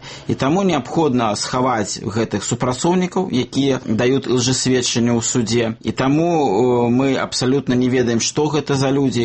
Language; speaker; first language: Belarusian; native; Belarusian